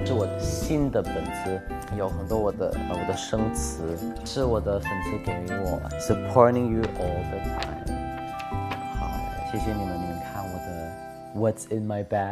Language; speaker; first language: Chinese; non-native, learner; Thai